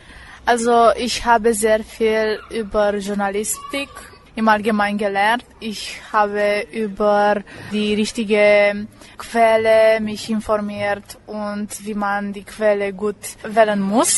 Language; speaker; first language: German; non-native, local second language; Romanian